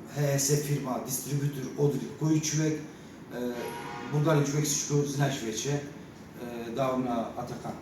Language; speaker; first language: Bulgarian; non-native, learner; Turkish